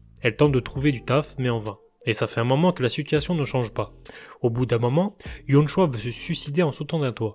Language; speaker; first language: French; native; French